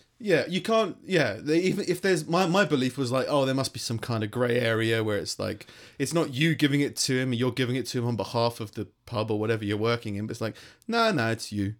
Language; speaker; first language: English; native; English